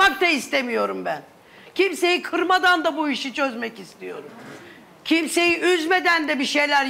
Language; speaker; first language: Turkish; native; Turkish